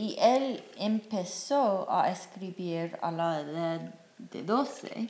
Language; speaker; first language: Spanish; non-native, fluent; English